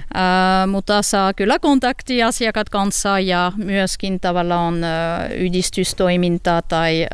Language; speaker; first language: Finnish; non-native, learner; French